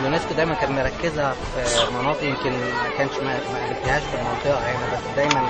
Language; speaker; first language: Arabic; native; Arabic